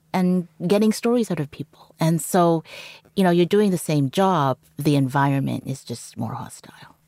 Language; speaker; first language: English; early bilingual, other home language; Cantonese